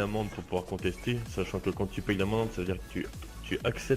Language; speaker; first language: French; native; French